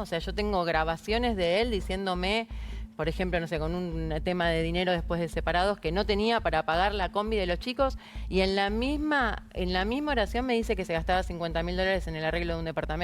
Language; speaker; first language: Spanish; native; Spanish